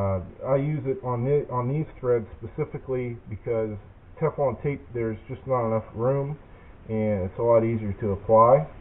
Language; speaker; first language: English; native; English